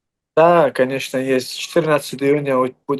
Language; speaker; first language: Russian; non-native, fluent; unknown